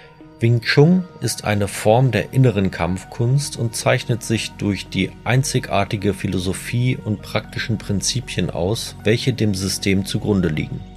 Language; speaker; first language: German; native; German